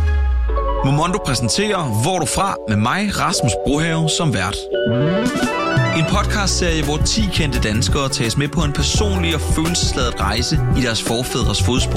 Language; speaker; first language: Danish; native; Danish